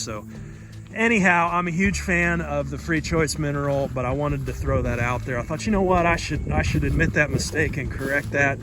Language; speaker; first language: English; native; English